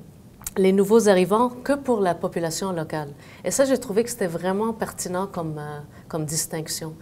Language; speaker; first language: French; native; French